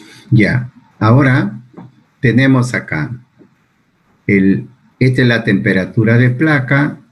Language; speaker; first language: Spanish; native; Spanish